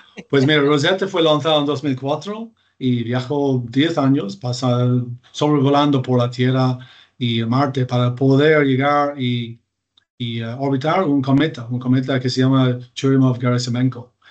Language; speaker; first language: Spanish; non-native, fluent; English